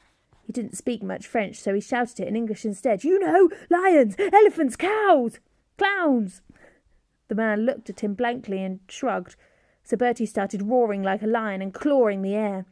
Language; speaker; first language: English; native; English